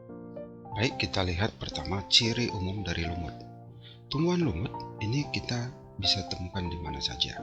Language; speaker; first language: Indonesian; native; Indonesian